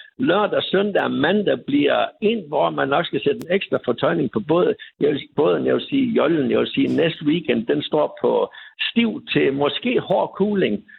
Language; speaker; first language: Danish; native; Danish